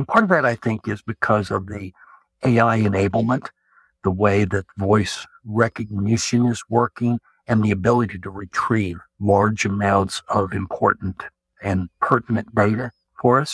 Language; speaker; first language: English; native; English